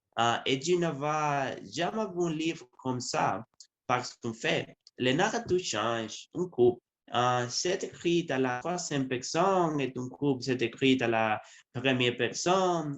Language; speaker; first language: French; non-native, learner; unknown